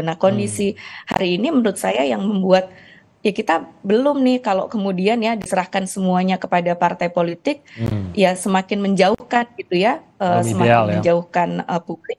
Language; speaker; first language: Indonesian; native; Indonesian